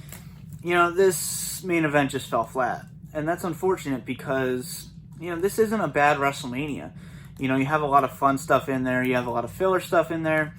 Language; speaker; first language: English; native; English